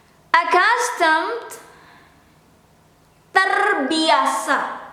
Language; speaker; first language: English; non-native, local second language; Indonesian